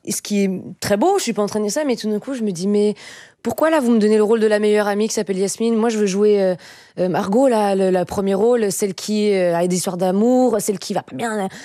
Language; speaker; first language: French; native; French